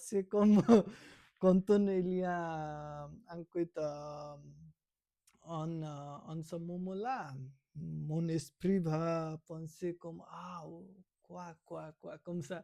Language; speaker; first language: French; non-native, learner; Nepali